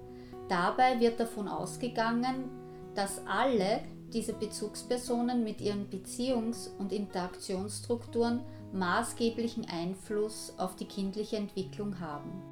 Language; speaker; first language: German; native; German